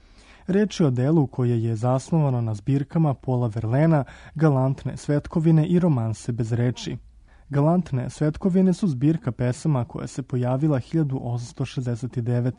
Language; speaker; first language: Croatian; native; Croatian